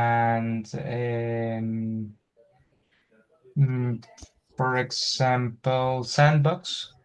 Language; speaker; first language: English; non-native, learner; Spanish